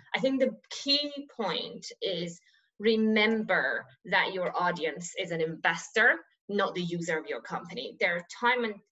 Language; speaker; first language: English; non-native, fluent; Persian